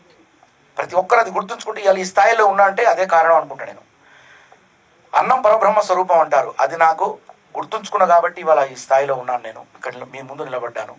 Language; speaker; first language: Telugu; native; Telugu